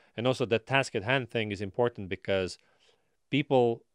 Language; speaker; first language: English; non-native, fluent; Estonian